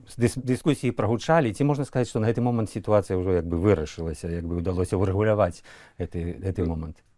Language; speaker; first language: Belarusian; native; Belarusian